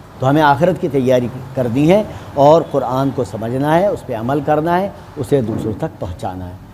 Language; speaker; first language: Hindi; native; Hindi